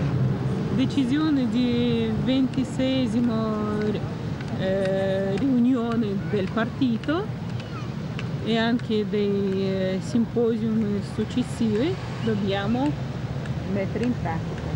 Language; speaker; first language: Italian; non-native, fluent; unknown